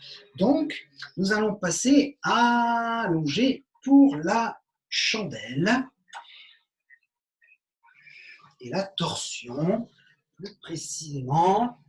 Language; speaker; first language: French; native; French